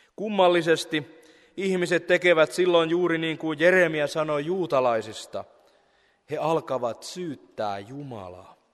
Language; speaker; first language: Finnish; native; Finnish